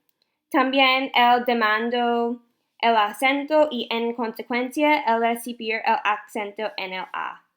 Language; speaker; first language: Spanish; non-native, learner; English